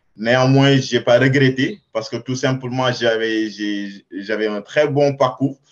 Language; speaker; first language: French; non-native, local second language; Wolof